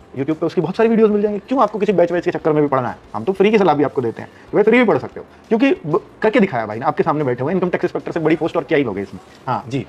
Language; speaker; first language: Hindi; native; Hindi